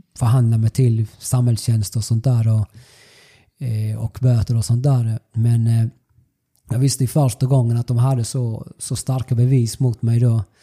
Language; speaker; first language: Swedish; early bilingual, other home language; Spanish